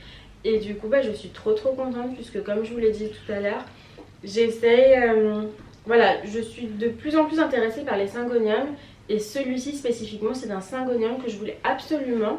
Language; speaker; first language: French; native; French